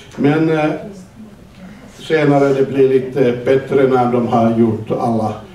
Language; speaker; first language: Swedish; non-native, fluent; Finnish